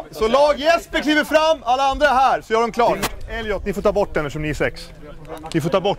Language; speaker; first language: Swedish; native; Swedish